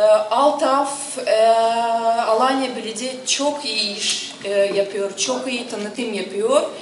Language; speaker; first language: Turkish; non-native, learner; Russian